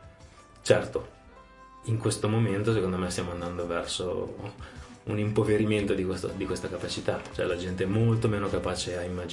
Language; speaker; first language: Italian; native; Italian